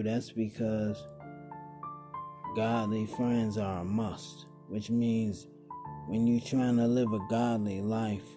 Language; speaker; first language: English; native; English